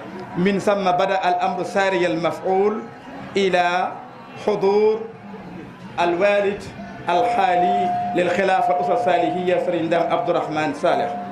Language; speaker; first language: Arabic; non-native, fluent; Wolof